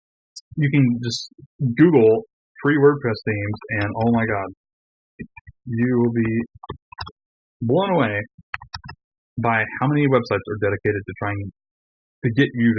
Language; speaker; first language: English; native; English